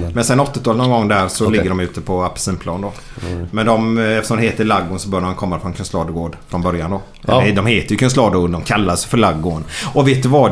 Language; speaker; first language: Swedish; native; Swedish